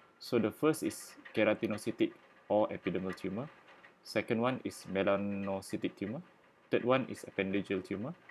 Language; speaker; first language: English; non-native, local second language; Malay